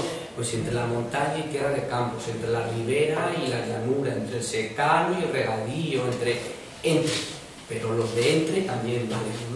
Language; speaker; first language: Spanish; native; Spanish